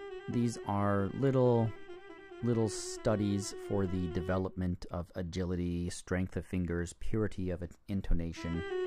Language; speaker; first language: English; native; English